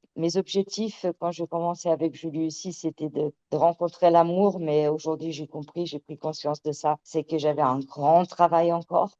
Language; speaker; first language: French; early bilingual, other home language; Portuguese